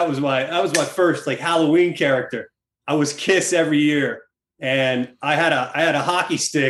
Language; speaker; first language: English; native; English